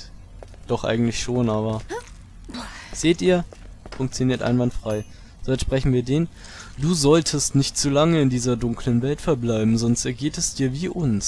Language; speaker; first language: German; native; German